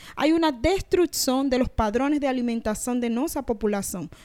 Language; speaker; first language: Portuguese; non-native, learner; Spanish